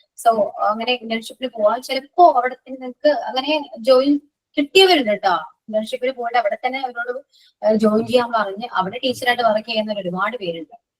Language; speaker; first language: Malayalam; native; Malayalam